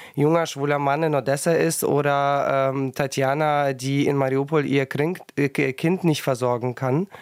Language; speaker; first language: German; early bilingual, other home language; Russian